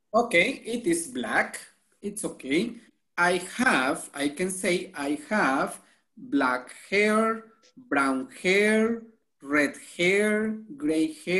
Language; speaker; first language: English; non-native, fluent; Spanish